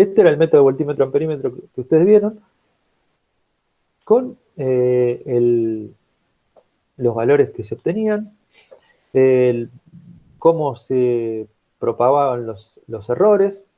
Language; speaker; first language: Spanish; native; Spanish